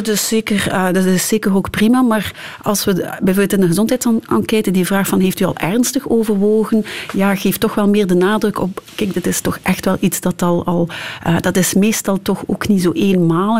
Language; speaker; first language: Dutch; native; Dutch